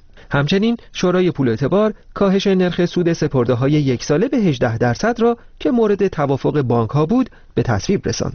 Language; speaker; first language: Persian; native; Persian